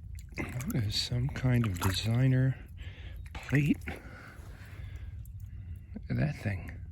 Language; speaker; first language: English; native; English